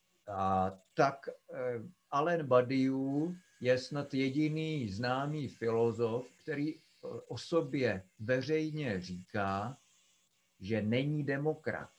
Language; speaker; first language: Czech; native; Czech